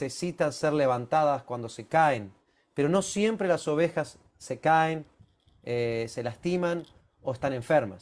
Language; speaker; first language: Spanish; native; Spanish